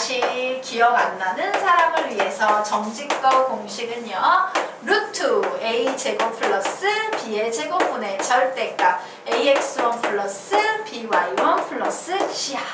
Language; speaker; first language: Korean; native; Korean